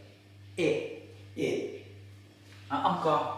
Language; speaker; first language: French; non-native, learner; Thai